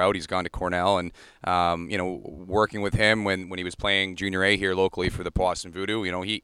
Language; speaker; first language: English; native; English